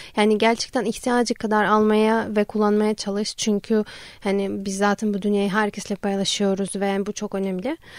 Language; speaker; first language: Turkish; non-native, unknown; Ukrainian